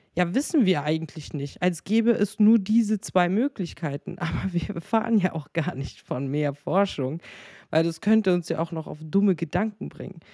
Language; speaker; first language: German; native; German